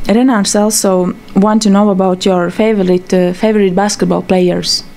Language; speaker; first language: English; non-native, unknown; Latvian